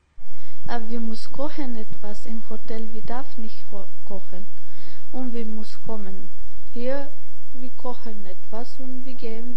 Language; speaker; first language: German; non-native, learner; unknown